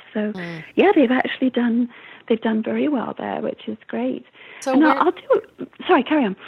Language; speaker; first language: English; native; English